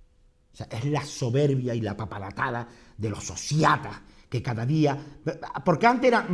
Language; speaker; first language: Spanish; native; Spanish